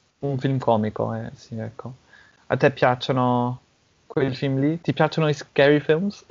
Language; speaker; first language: Italian; non-native, fluent; English